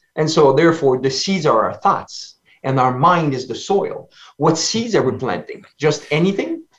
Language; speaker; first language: English; non-native, fluent; French